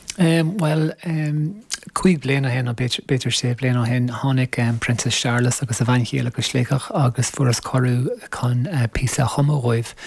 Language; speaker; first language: Irish; non-native, local second language; English